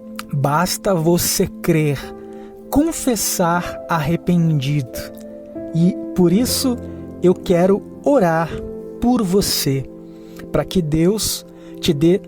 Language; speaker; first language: Portuguese; native; Portuguese